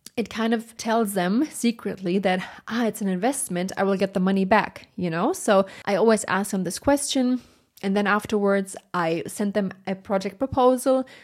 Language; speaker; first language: English; non-native, fluent; German